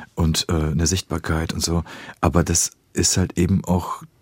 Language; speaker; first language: German; early bilingual, other home language; Polish